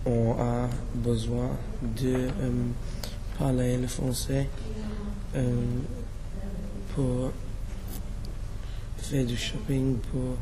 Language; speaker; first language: French; non-native, learner; English